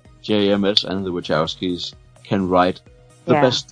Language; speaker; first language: English; non-native, fluent; Danish